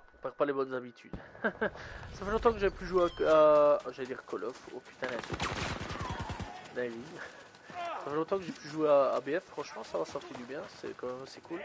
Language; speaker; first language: French; native; French